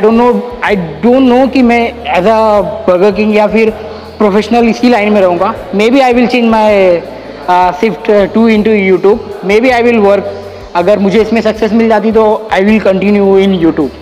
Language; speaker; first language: Hindi; native; Hindi